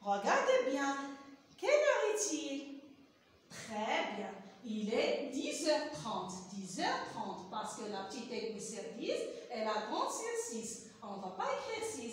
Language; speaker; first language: French; non-native, local second language; Arabic